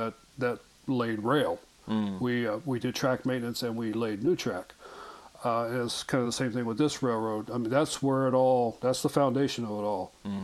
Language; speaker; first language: English; native; English